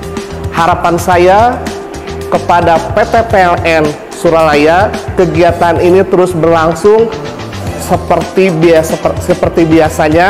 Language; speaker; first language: Indonesian; non-native, local second language; Sundanese